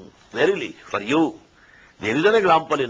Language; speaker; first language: English; non-native, local second language; Urdu